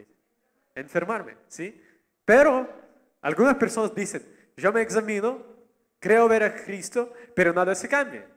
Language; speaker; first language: Spanish; non-native, learner; Russian